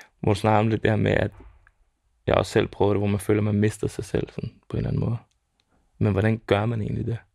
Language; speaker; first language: Danish; early bilingual, other home language; Serbian